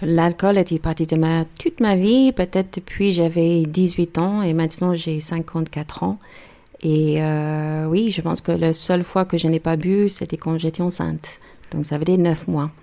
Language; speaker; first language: French; non-native, learner; English